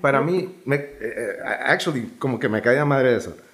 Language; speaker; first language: Spanish; early bilingual, heritage; Spanish